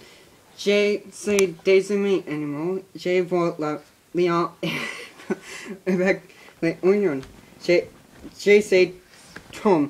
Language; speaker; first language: French; non-native, learner; English